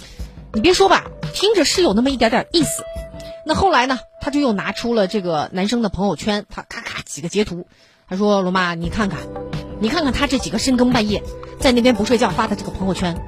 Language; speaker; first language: Chinese; native; Chinese